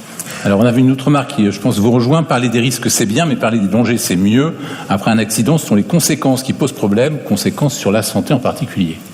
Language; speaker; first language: French; native; French